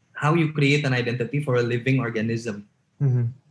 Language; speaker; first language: English; non-native, local second language; Indonesian